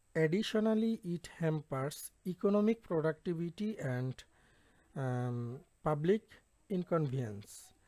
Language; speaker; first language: English; non-native, local second language; Bangla